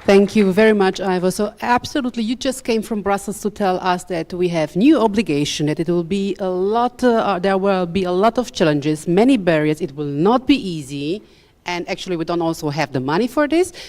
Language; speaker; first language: English; non-native, fluent; Romanian